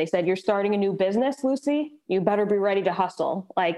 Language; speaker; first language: English; native; English